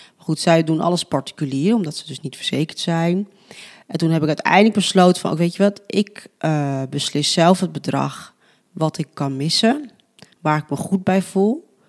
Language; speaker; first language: Dutch; early bilingual, other home language; Spanish